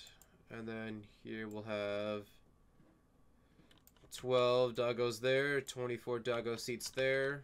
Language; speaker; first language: English; native; English